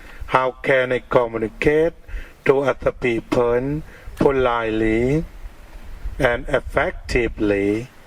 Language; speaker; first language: English; non-native, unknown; Thai